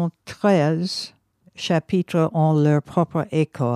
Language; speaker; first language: French; non-native, fluent; English